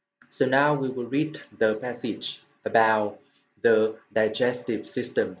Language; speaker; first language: English; non-native, fluent; Vietnamese